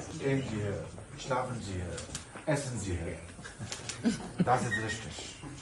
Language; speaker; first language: German; non-native, learner; Punjabi